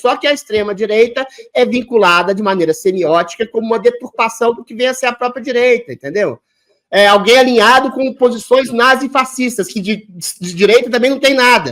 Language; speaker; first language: Portuguese; native; Portuguese